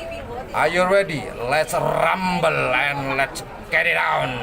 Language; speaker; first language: English; non-native, learner; Indonesian